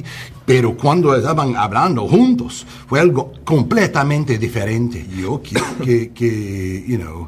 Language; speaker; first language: Spanish; non-native, learner; English